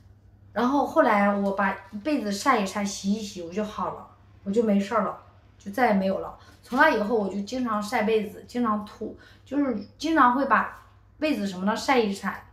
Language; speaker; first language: Chinese; native; Chinese